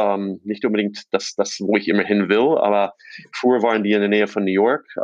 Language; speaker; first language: German; non-native, fluent; English